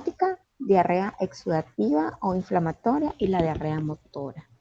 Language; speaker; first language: Spanish; native; Spanish